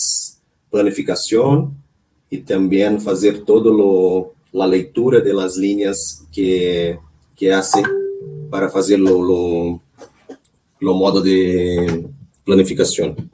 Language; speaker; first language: Spanish; non-native, learner; Portuguese